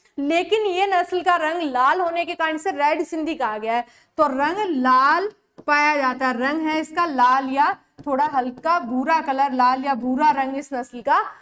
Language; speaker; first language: Hindi; native; Hindi